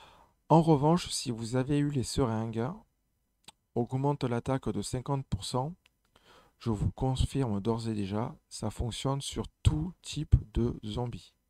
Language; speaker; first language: French; native; French